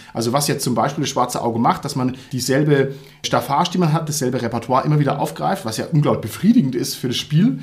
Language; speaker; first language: German; native; German